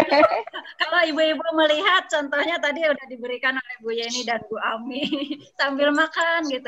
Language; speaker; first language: Indonesian; native; Indonesian